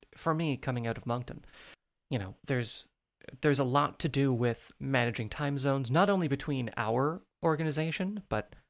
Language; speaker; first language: English; native; English